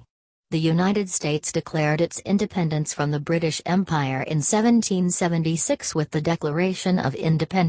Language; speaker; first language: English; non-native, local second language; Urdu